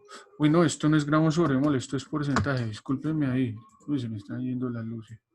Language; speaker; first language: Spanish; native; Spanish